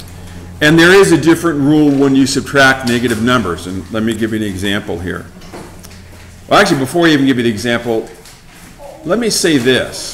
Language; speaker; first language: English; native; English